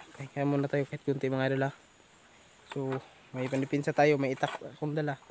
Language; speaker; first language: Filipino; non-native, local second language; Cebuano